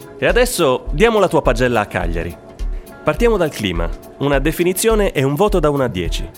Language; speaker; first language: Italian; native; Italian